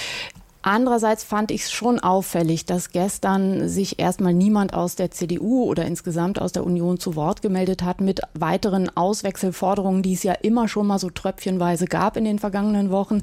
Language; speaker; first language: German; native; German